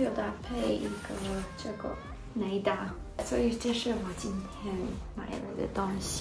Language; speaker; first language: Chinese; non-native, fluent; Polish